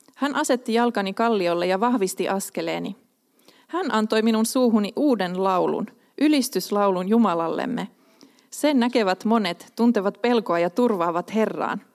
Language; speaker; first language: Finnish; non-native, local second language; Swedish